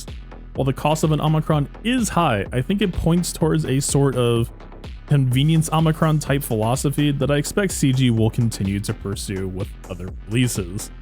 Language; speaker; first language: English; native; English